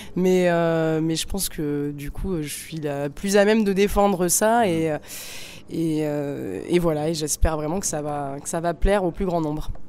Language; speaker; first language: French; native; French